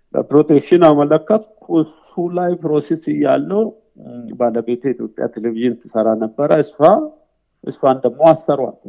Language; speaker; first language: Amharic; non-native, local second language; Oromo